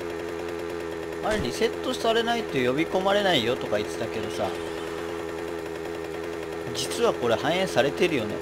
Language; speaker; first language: Japanese; native; Japanese